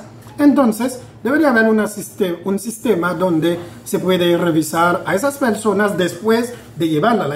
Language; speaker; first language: Spanish; non-native, fluent; Haitian Creole